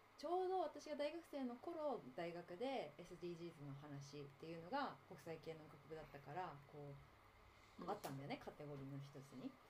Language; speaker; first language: Japanese; native; Japanese